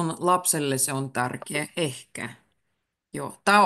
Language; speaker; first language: Finnish; native; Finnish